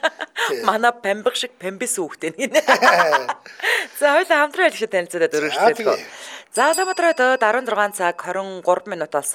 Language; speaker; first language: Mongolian; native; Mongolian